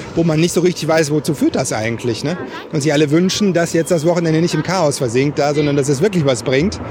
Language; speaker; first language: German; native; German